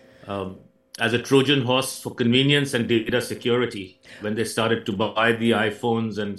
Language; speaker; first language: English; non-native, local second language; Hindi